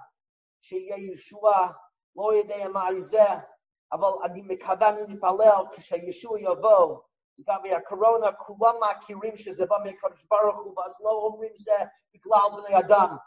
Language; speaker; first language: Hebrew; non-native, fluent; English